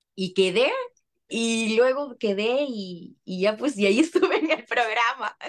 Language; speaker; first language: Spanish; native; Spanish